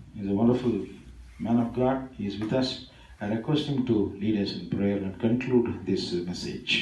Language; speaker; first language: English; non-native, local second language; Tamil